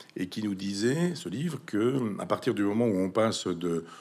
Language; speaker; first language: French; native; French